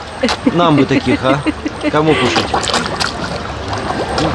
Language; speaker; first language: Russian; native; Russian